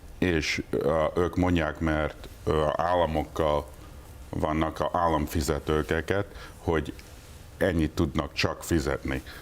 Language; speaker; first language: Hungarian; early bilingual, heritage; English